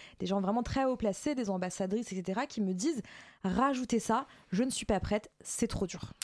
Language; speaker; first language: French; native; French